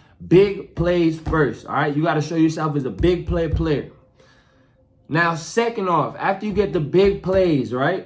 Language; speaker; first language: English; native; English